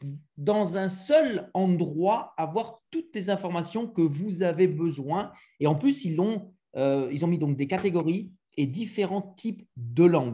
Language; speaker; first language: French; native; French